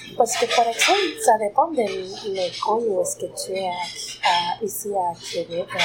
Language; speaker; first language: French; non-native, fluent; Spanish